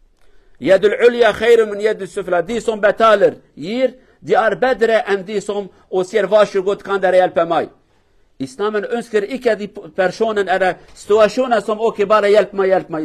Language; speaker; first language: Norwegian; non-native, learner; Kurdish